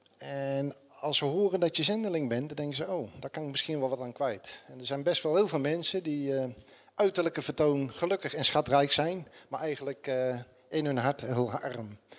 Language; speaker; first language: Dutch; native; Dutch